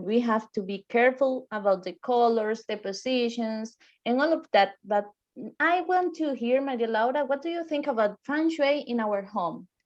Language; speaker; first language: English; non-native, fluent; Spanish